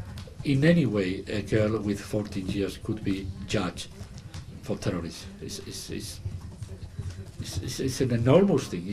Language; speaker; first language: English; non-native, fluent; Spanish